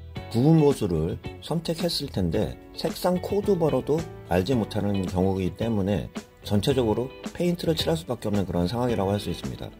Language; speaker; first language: Korean; native; Korean